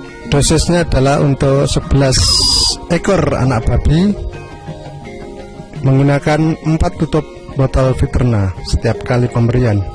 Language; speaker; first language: Indonesian; native; Indonesian